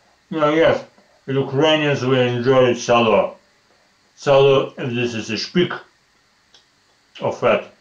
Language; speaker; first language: English; non-native, fluent; Russian